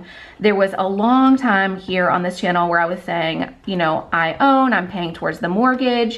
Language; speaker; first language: English; native; English